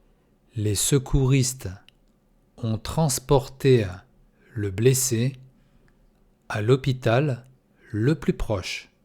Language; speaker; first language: French; non-native, fluent; Russian